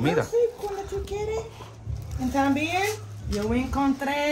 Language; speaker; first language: Spanish; non-native, learner; English